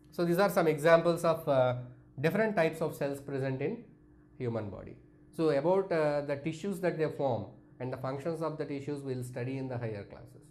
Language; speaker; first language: English; non-native, local second language; Telugu